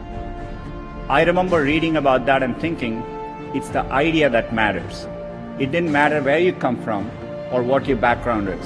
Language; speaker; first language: English; non-native, local second language; Tamil